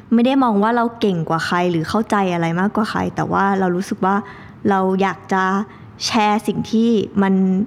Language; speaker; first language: Thai; native; Thai